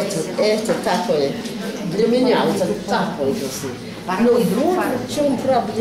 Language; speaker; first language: Russian; non-native, learner; English